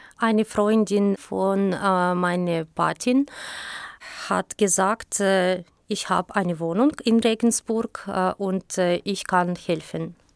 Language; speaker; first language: German; non-native, learner; Ukrainian